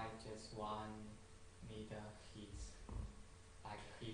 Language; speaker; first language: English; non-native, learner; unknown